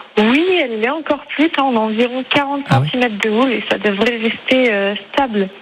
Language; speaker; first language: French; native; French